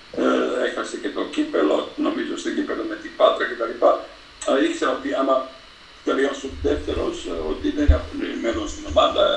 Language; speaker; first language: Greek; non-native, fluent; Serbian